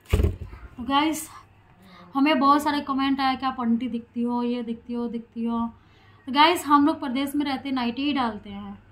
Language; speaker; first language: Hindi; native; Hindi